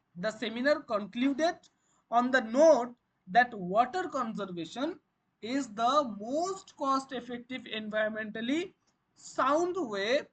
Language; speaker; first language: English; non-native, local second language; Bangla